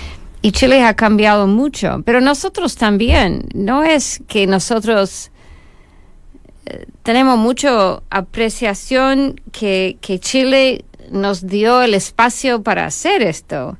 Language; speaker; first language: Spanish; non-native, fluent; English